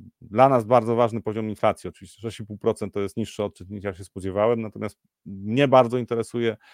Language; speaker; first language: Polish; native; Polish